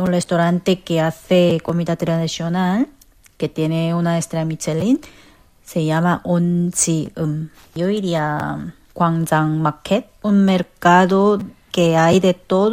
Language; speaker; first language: Spanish; non-native, learner; Korean